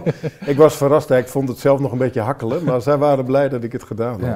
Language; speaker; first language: Dutch; native; Dutch